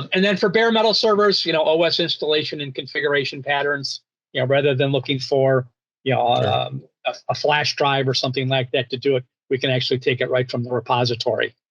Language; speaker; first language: English; native; English